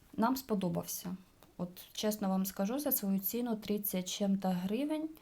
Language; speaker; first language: Ukrainian; non-native, local second language; Russian